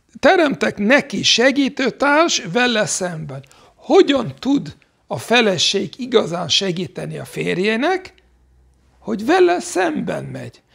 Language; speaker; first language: Hungarian; non-native, fluent; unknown